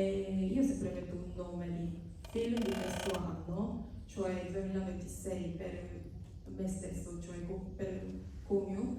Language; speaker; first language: Italian; non-native, fluent; Korean